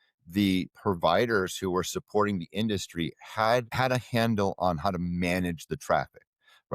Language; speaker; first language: English; native; English